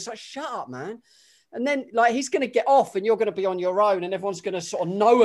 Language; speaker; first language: English; native; English